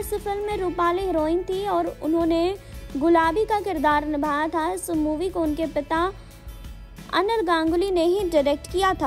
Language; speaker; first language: Hindi; native; Hindi